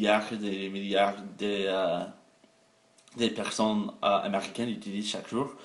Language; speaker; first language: French; non-native, fluent; English